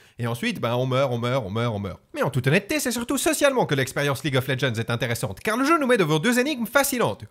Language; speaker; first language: French; native; French